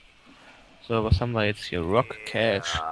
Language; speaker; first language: German; native; German